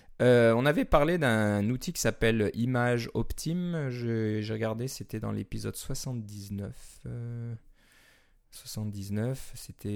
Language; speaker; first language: French; native; French